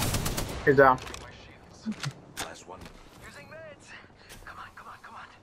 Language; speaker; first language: English; native; English